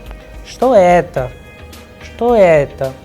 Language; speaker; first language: Russian; non-native, fluent; Hindi